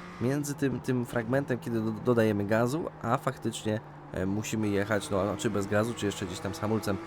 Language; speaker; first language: Polish; native; Polish